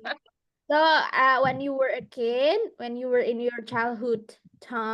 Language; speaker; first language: English; non-native, fluent; Indonesian